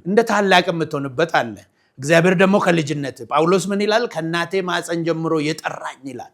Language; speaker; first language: Amharic; non-native, local second language; Oromo